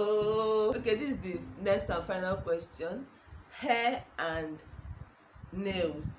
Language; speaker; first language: English; non-native, local second language; Igbo